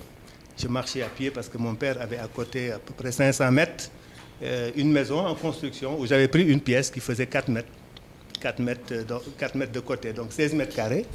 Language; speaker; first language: French; non-native, local second language; Wolof